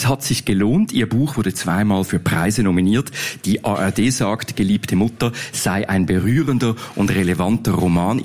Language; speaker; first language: German; native; German